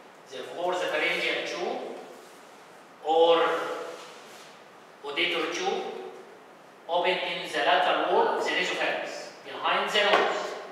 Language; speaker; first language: English; non-native, fluent; Arabic